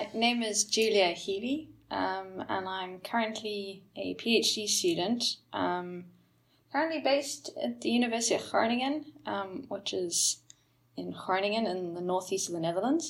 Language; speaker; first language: English; native; English